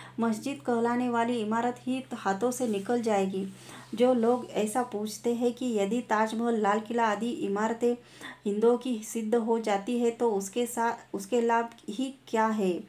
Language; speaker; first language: Hindi; non-native, local second language; Marathi